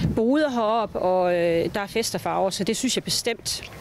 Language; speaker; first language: Danish; native; Danish